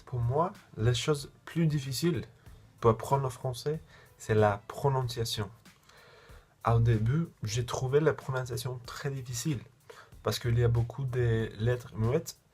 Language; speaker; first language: French; non-native, fluent; English